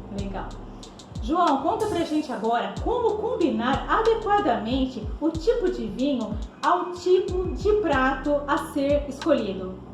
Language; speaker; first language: Portuguese; native; Portuguese